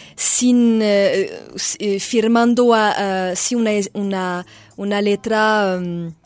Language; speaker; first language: Spanish; non-native, fluent; French